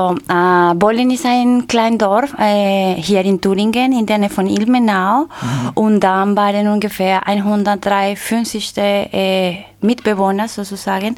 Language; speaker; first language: German; non-native, learner; Spanish